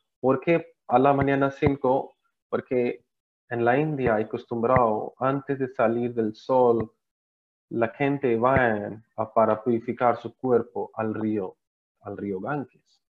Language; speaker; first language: Spanish; non-native, learner; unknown